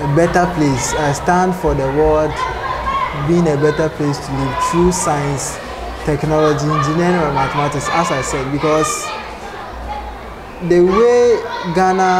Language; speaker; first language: English; non-native, local second language; Akan